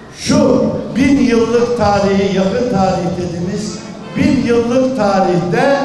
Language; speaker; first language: Turkish; native; Turkish